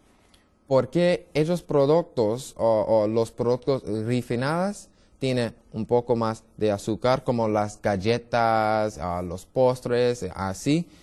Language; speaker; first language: Spanish; non-native, learner; English